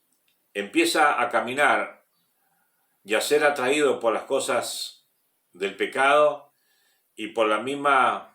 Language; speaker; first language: Spanish; native; Spanish